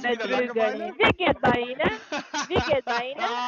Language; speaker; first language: German; non-native, learner; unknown